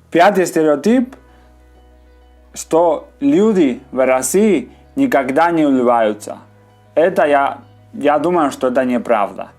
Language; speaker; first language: Russian; non-native, learner; Spanish